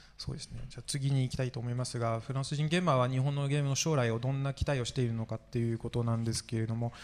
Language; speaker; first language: Japanese; non-native, fluent; French